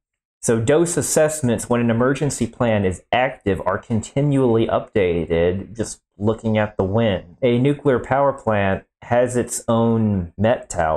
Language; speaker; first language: English; native; English